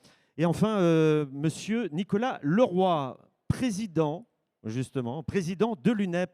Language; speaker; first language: French; native; French